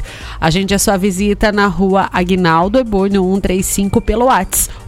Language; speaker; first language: Portuguese; native; Portuguese